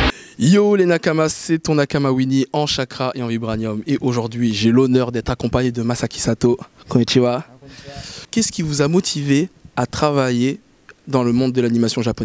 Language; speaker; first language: French; native; French